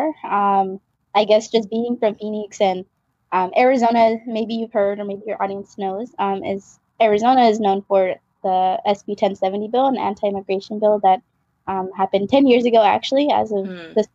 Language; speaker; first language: English; native; English